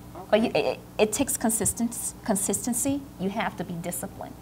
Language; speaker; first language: English; native; English